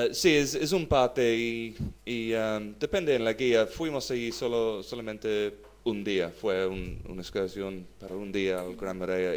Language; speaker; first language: Spanish; non-native, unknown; English